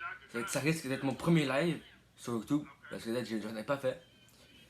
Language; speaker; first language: French; native; French